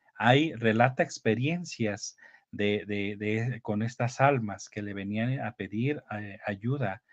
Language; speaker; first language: Spanish; native; Spanish